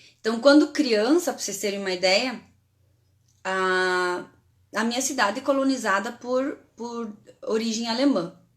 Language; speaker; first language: Portuguese; native; Portuguese